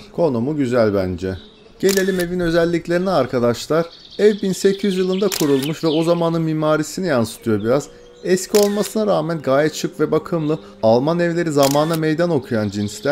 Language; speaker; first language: Turkish; native; Turkish